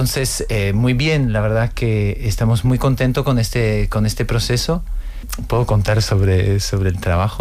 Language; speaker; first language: Spanish; non-native, fluent; Portuguese